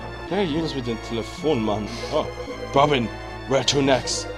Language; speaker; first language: German; native; German